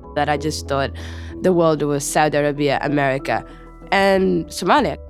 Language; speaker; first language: English; non-native, fluent; Somali